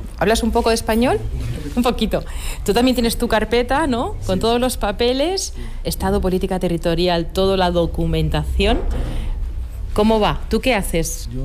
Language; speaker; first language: Spanish; native; Spanish